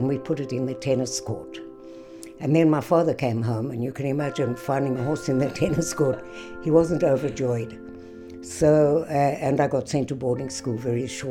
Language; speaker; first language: English; native; English